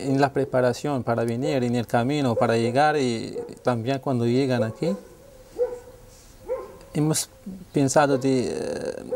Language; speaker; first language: Spanish; non-native, fluent; Arabic